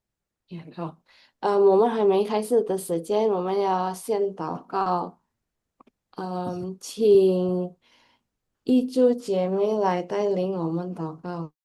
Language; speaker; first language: Chinese; non-native, learner; Indonesian